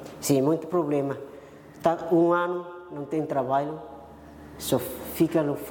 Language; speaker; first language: Portuguese; non-native, learner; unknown